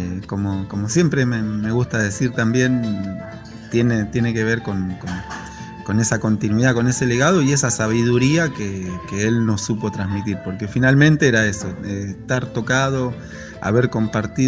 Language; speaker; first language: Spanish; native; Spanish